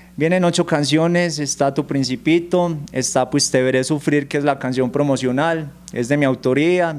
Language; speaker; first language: Spanish; native; Spanish